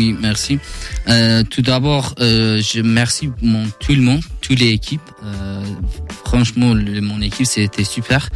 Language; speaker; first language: French; non-native, learner; Kurdish